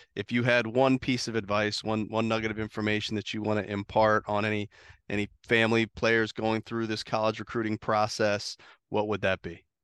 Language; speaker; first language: English; native; English